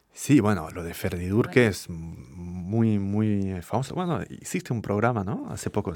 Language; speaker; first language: Spanish; non-native, fluent; French